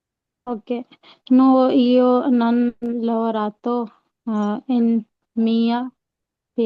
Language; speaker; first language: Italian; non-native, learner; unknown